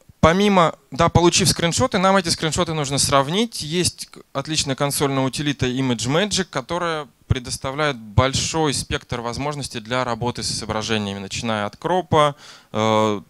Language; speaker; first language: Russian; native; Russian